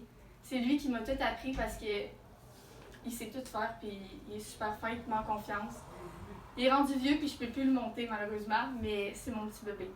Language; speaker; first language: French; native; French